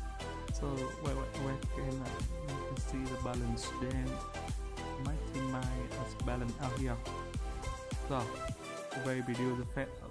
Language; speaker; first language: English; non-native, learner; Vietnamese